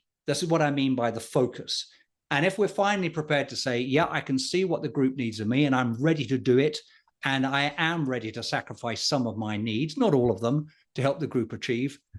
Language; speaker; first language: English; native; English